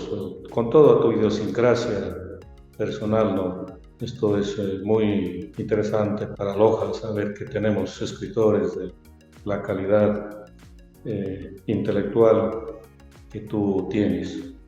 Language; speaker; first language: Spanish; native; Spanish